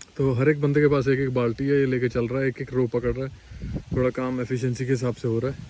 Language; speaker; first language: Hindi; non-native, local second language; Punjabi